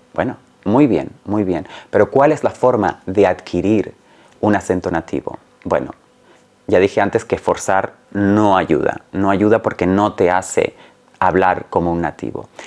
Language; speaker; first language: Spanish; native; Spanish